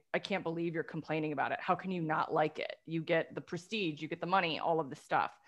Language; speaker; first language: English; native; English